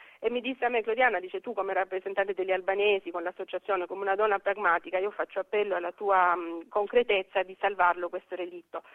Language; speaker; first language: Italian; non-native, fluent; Albanian